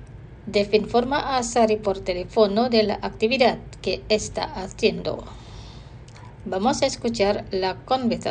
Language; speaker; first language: Spanish; non-native, fluent; Indonesian